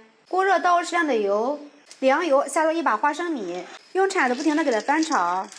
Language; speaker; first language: Chinese; native; Chinese